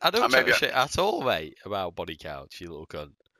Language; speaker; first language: English; native; English